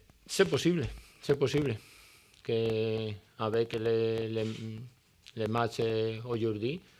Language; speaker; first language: French; non-native, learner; Spanish